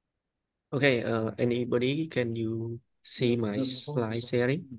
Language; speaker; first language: English; non-native, learner; Khmer